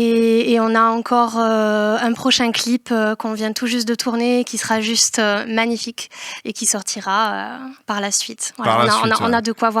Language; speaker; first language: French; native; French